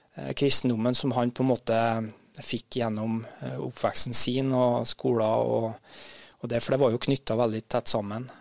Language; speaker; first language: Norwegian; native; Norwegian